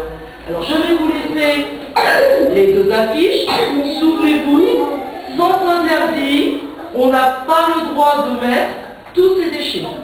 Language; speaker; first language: French; native; French